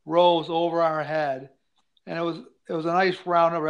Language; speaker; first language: English; native; English